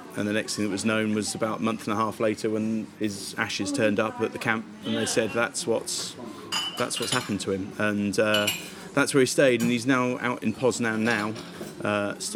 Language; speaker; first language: English; native; English